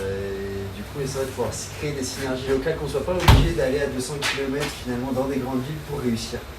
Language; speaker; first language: French; native; French